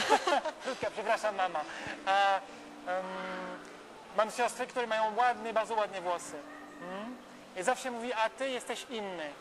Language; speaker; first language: Polish; non-native, learner; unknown